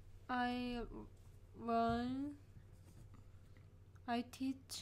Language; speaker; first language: English; non-native, learner; Korean